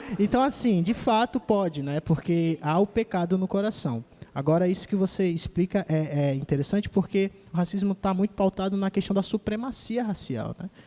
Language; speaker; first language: Portuguese; native; Portuguese